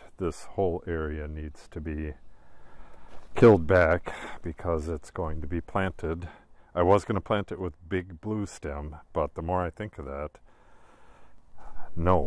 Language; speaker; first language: English; native; English